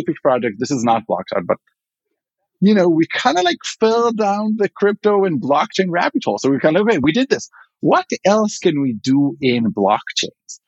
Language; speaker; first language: English; non-native, fluent; Hebrew